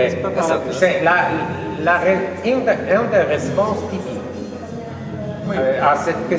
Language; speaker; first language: French; non-native, learner; Polish